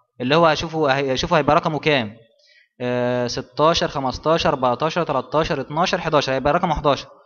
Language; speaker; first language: Arabic; native; Arabic